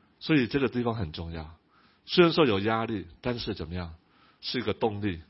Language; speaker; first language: Chinese; non-native, local second language; Cantonese